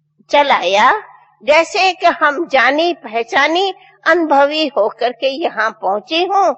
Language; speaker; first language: Hindi; non-native, local second language; Sindhi